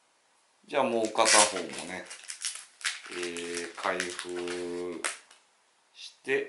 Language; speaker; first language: Japanese; native; Japanese